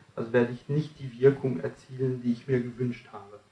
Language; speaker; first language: German; non-native, fluent; French